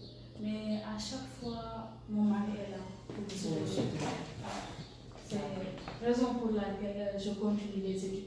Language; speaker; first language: French; non-native, local second language; Wolof